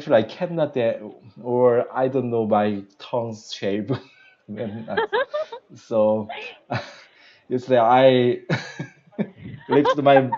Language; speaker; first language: English; non-native, learner; Korean